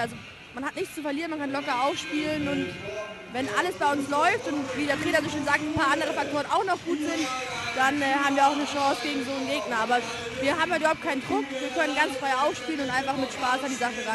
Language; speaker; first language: German; native; German